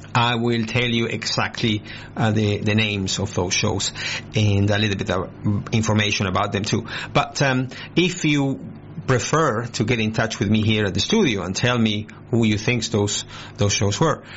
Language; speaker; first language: English; non-native, fluent; Spanish